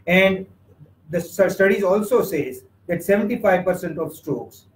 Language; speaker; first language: English; non-native, local second language; Gujarati